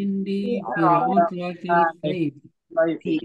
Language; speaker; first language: Arabic; non-native, learner; Indonesian